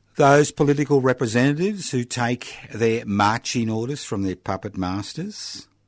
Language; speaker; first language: English; early bilingual, other home language; Italian